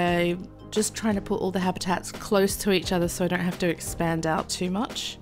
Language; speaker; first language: English; native; English